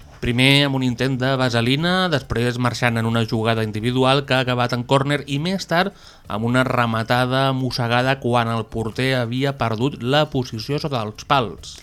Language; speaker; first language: Catalan; native; Catalan